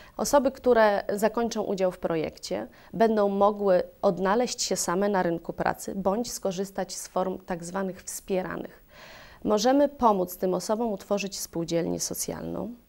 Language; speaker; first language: Polish; native; Polish